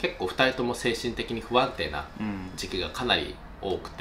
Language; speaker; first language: Japanese; native; Japanese